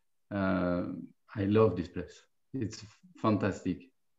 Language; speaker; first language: English; non-native, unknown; French